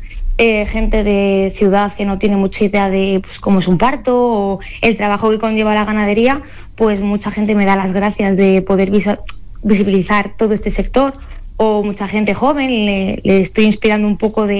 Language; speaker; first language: Spanish; native; Spanish